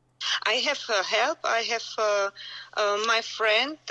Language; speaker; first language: English; non-native, learner; Czech